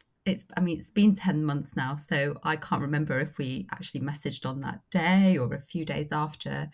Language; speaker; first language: English; native; English